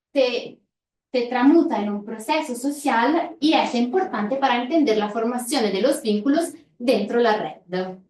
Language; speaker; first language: Spanish; non-native, fluent; Italian